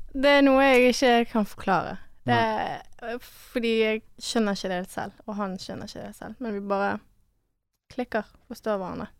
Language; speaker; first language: Norwegian; early bilingual, other home language; French